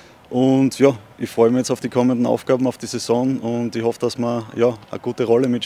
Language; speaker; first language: German; native; German